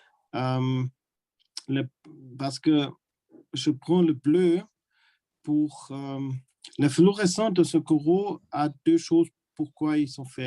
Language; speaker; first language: French; non-native, learner; German